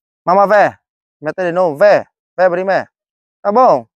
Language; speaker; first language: Portuguese; non-native, learner; Vietnamese